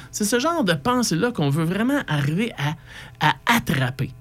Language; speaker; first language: French; native; French